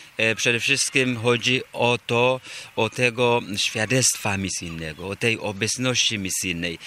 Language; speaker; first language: Polish; non-native, fluent; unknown